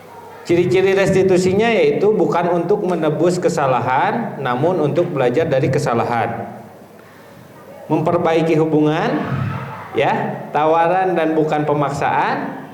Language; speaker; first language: Indonesian; native; Indonesian